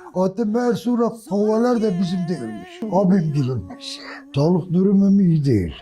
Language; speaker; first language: Turkish; non-native, local second language; Kurdish